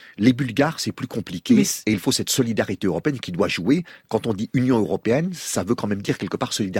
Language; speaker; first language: French; native; French